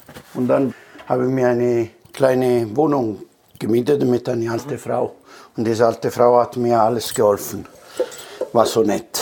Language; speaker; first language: German; non-native, fluent; Italian